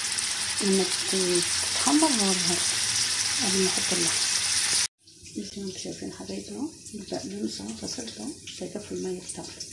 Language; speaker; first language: Arabic; native; Arabic